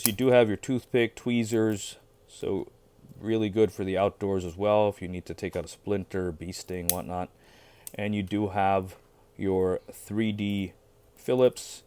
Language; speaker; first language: English; native; English